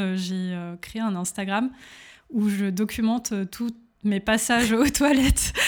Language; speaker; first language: French; native; French